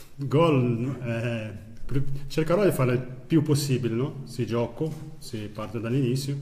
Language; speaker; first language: Italian; non-native, fluent; Portuguese